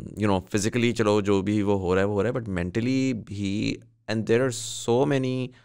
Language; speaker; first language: English; non-native, local second language; Urdu